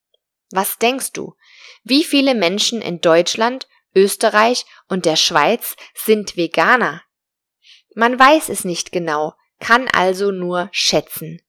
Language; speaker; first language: German; non-native, fluent; Spanish